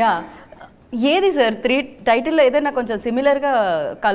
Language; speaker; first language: Telugu; native; Telugu